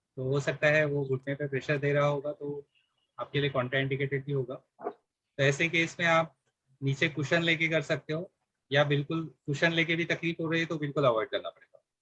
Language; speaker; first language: Hindi; non-native, local second language; Marathi